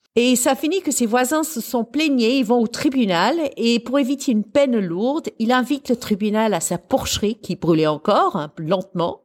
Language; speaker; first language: French; non-native, fluent; English